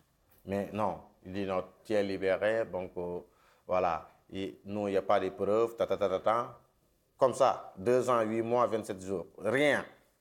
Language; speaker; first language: French; non-native, local second language; Wolof